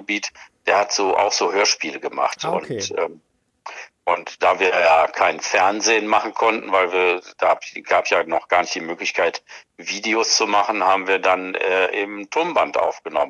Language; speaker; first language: German; native; German